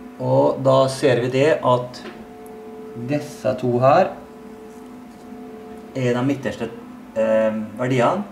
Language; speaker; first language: Norwegian; native; Norwegian